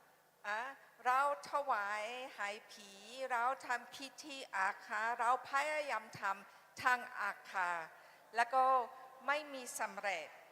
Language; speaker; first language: Thai; non-native, fluent; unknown